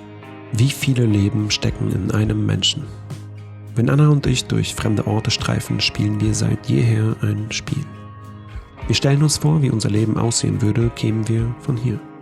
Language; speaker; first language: German; native; German